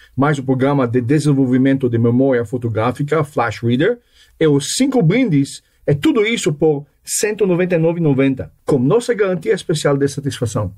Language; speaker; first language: Portuguese; non-native, fluent; Hebrew